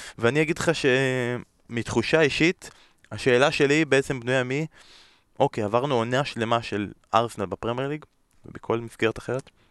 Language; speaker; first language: Hebrew; native; Hebrew